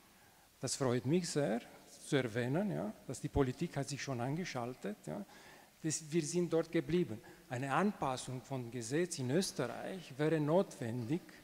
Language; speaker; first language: German; non-native, fluent; Romanian